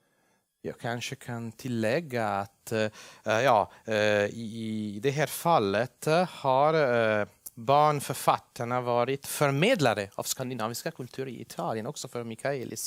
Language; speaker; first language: Swedish; non-native, fluent; Italian